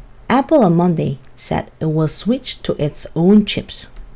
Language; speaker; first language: English; non-native, fluent; Korean